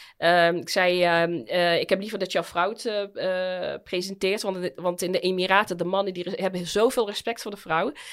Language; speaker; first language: Dutch; early bilingual, other home language; Arabic